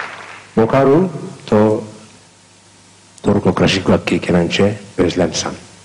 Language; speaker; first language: Japanese; non-native, learner; Turkish